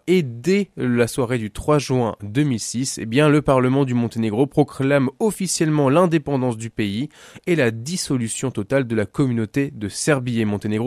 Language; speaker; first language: French; native; French